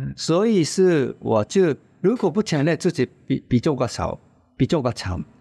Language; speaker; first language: Chinese; non-native, fluent; Japanese